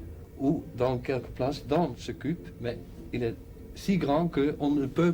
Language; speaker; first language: French; non-native, learner; Dutch